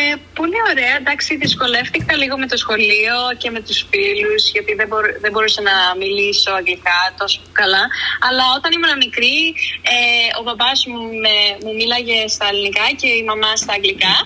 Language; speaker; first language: Greek; early bilingual, other home language; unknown